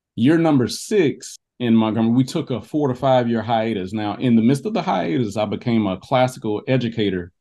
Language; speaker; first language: English; native; English